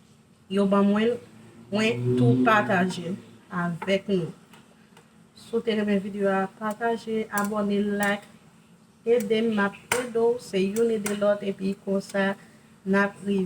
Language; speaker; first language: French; non-native, learner; Haitian Creole